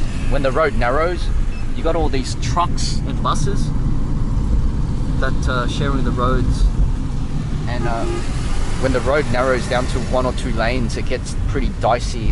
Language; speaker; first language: English; native; English